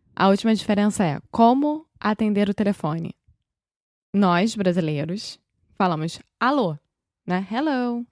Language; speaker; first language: Portuguese; native; Portuguese